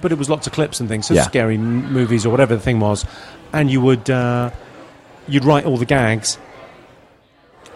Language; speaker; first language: English; native; English